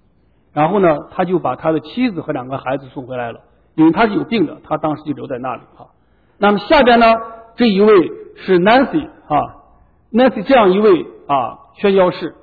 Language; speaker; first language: Chinese; native; Chinese